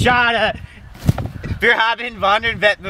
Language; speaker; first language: German; non-native, learner; English